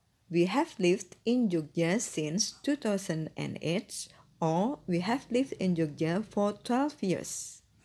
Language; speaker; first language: English; non-native, fluent; Indonesian